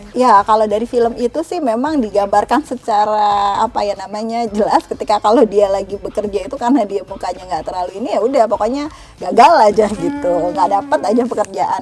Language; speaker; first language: Indonesian; native; Indonesian